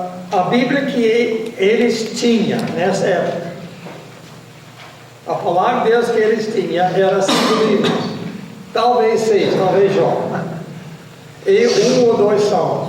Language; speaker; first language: Portuguese; non-native, fluent; English